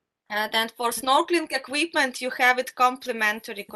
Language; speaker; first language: English; non-native, fluent; Russian